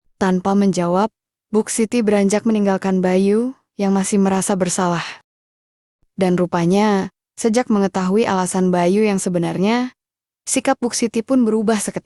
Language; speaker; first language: Indonesian; native; Indonesian